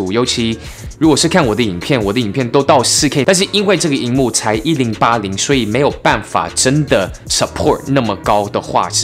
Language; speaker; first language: Chinese; early bilingual, heritage; English